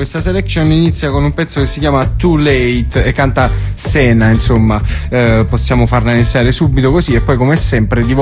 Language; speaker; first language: Italian; native; Italian